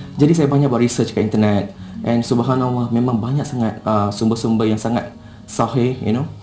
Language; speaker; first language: Malay; non-native, local second language; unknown